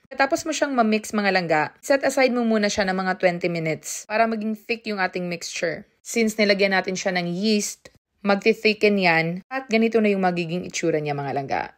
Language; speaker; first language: Filipino; non-native, local second language; Cebuano